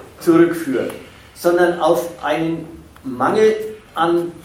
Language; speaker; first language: German; native; German